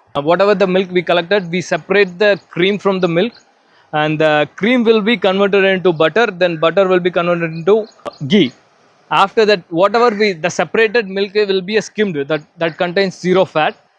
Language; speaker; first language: English; non-native, local second language; Tamil